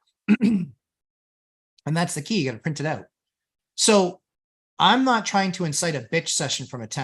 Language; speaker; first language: English; native; English